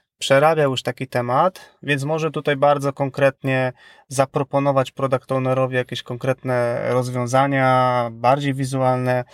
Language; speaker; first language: Polish; native; Polish